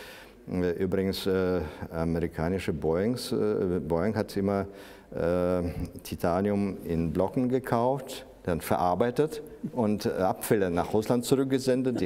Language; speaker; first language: German; non-native, fluent; Russian